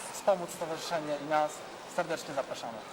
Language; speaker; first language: Polish; native; Polish